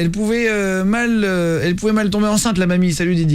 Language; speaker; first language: French; native; French